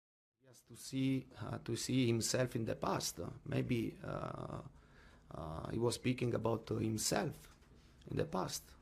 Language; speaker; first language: English; non-native, learner; Italian